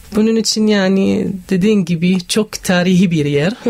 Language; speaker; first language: Turkish; non-native, learner; Arabic